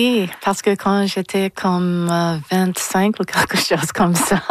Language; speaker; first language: French; non-native, local second language; English